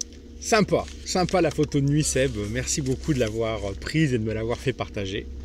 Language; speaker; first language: French; native; French